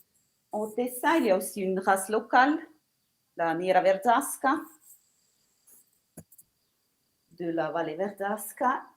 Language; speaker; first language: French; non-native, local second language; Italian